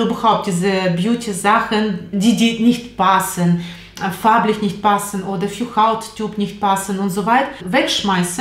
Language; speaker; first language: German; non-native, learner; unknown